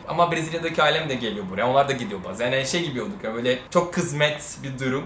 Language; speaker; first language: Turkish; non-native, fluent; Portuguese